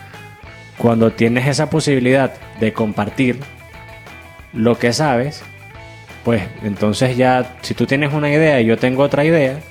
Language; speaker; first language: Spanish; native; Spanish